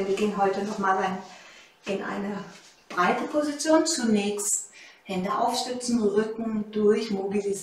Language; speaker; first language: German; native; German